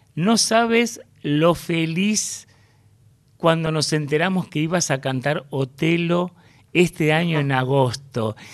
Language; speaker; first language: Spanish; native; Spanish